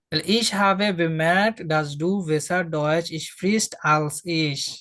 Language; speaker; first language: German; non-native, fluent; Bangla